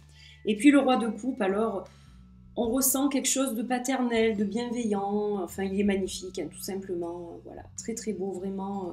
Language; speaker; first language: French; native; French